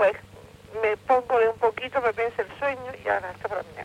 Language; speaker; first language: Spanish; native; Spanish